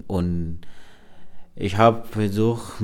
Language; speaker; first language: German; non-native, learner; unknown